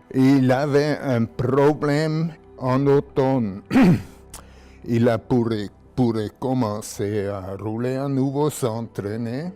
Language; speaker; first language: French; non-native, local second language; German